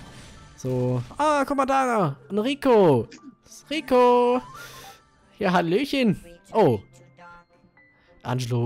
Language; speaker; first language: German; native; German